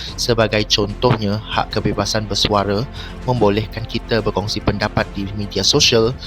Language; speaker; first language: Malay; native; Malay